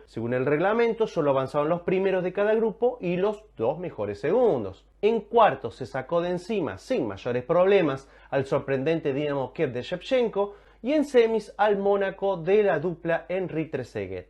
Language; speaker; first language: Spanish; native; Spanish